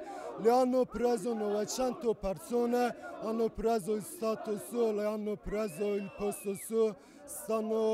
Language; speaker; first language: Italian; non-native, learner; Kurdish